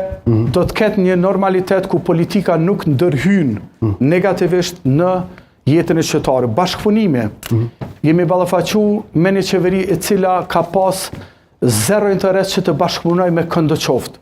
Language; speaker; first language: Albanian; native; Albanian